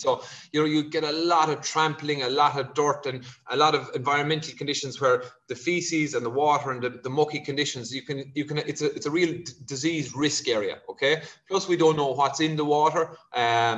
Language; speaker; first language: English; native; English